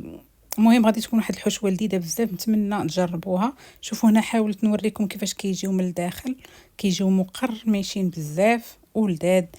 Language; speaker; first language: Arabic; native; Arabic